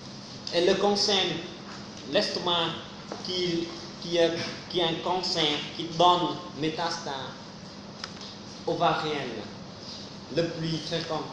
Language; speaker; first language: French; non-native, fluent; Vietnamese